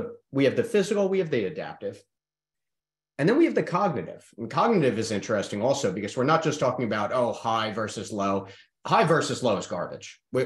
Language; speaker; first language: English; native; English